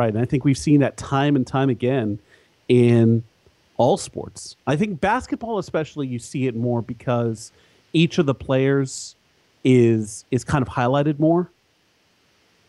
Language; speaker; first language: English; native; English